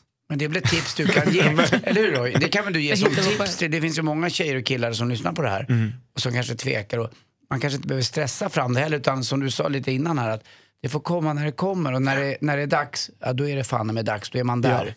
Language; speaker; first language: Swedish; native; Swedish